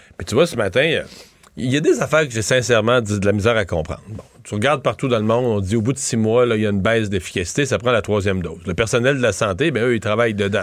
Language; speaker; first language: French; native; French